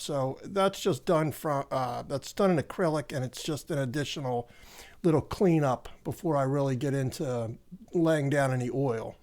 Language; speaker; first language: English; native; English